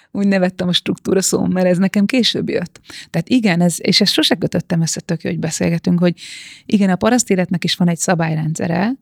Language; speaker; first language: Hungarian; native; Hungarian